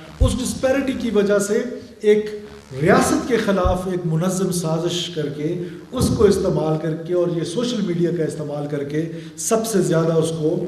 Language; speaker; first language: Urdu; non-native, local second language; Baluchi